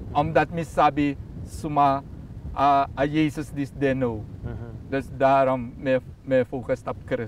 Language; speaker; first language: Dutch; non-native, local second language; Sranan Tongo